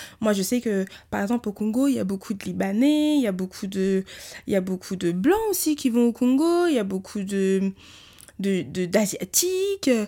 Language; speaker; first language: French; early bilingual, other home language; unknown